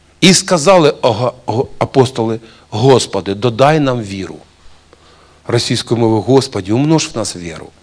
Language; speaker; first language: Ukrainian; non-native, local second language; Russian